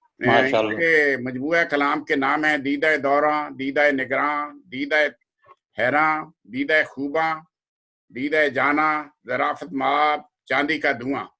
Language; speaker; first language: Urdu; non-native, local second language; Punjabi